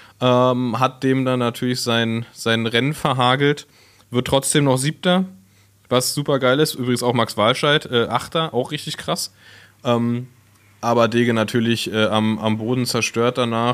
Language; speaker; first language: German; native; German